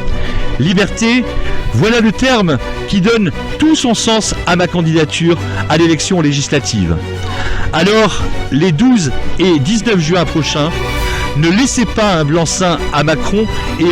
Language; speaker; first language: French; native; French